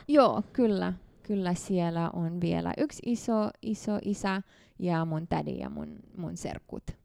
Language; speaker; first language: Finnish; non-native, fluent; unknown